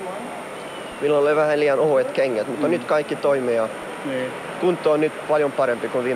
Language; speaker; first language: Finnish; non-native, local second language; Swedish